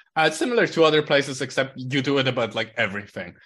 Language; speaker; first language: English; non-native, fluent; Swiss German